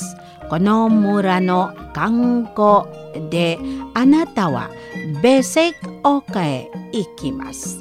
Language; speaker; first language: Japanese; non-native, fluent; Indonesian